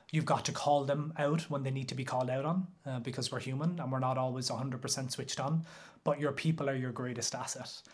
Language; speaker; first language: English; native; English